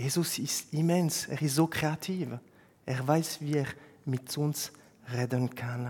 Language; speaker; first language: German; non-native, fluent; French